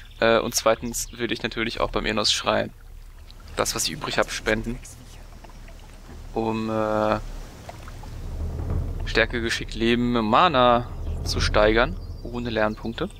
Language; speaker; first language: German; native; German